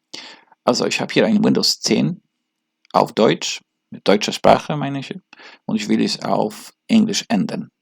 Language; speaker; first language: German; non-native, learner; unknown